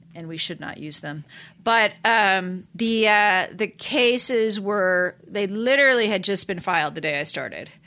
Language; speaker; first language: English; native; English